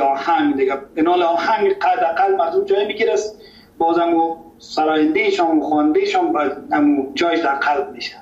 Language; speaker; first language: Persian; native; Persian